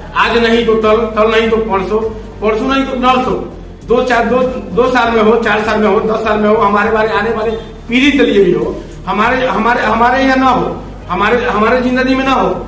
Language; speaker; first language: Hindi; non-native, local second language; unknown